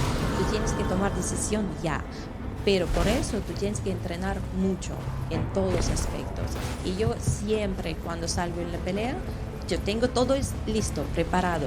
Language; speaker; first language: Spanish; non-native, fluent; Russian